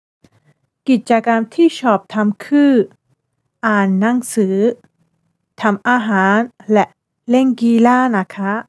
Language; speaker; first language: Thai; non-native, fluent; Persian